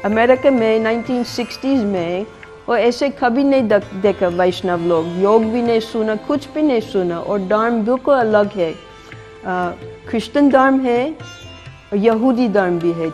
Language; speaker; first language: Hindi; non-native, fluent; English